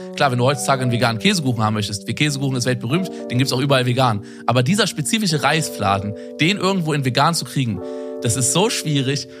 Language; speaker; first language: German; native; German